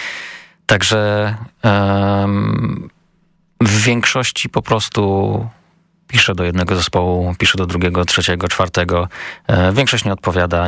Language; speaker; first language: Polish; native; Polish